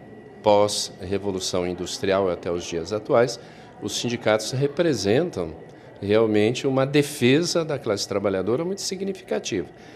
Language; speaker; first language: Portuguese; native; Portuguese